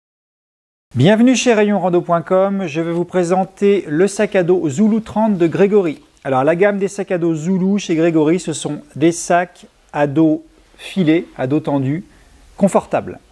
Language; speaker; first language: French; native; French